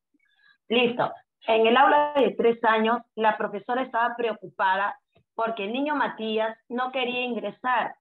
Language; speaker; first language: Spanish; native; Spanish